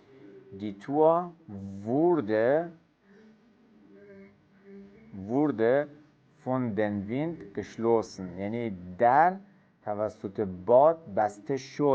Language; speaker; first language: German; non-native, fluent; Persian